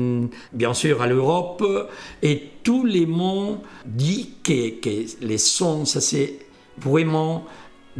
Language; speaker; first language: French; non-native, learner; Spanish